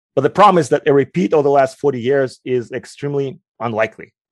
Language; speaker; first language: English; non-native, fluent; Ukrainian